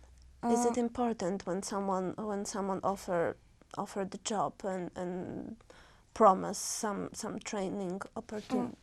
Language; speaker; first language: English; non-native, learner; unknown